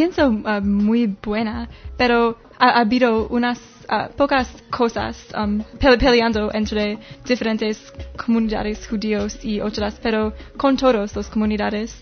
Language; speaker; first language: Spanish; non-native, learner; English